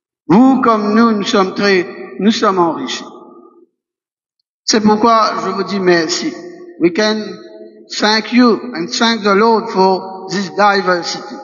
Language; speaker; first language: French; non-native, local second language; Morisyen